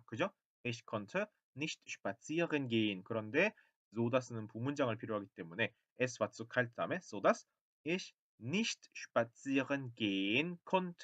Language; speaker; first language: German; non-native, fluent; Korean